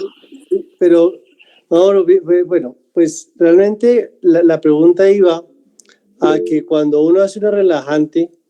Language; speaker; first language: Spanish; native; Spanish